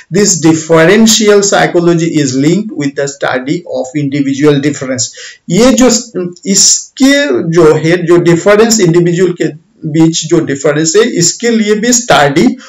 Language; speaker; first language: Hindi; non-native, local second language; Bangla